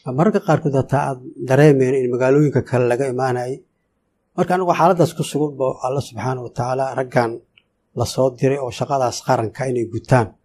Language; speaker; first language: Somali; native; Somali